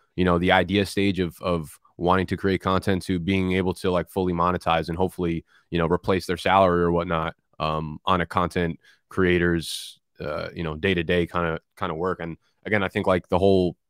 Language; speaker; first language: English; native; English